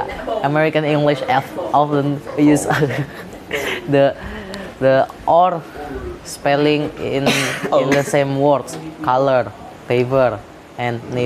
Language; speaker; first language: English; non-native, learner; Indonesian